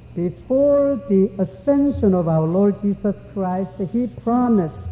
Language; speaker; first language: English; non-native, fluent; Korean